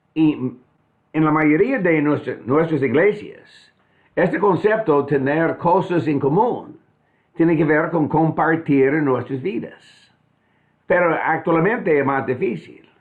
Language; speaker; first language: Spanish; non-native, fluent; English